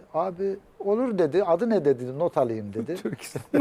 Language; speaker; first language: Turkish; native; Turkish